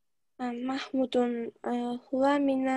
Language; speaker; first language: Arabic; non-native, learner; Uzbek